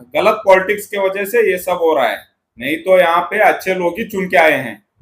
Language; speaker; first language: Hindi; non-native, local second language; Kannada